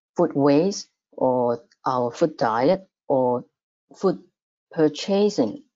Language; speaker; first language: English; non-native, fluent; Cantonese